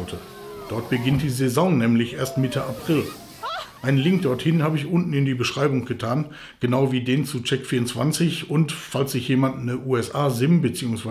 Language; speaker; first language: German; native; German